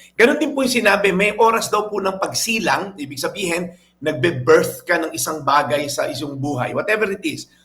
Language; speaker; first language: Filipino; native; Filipino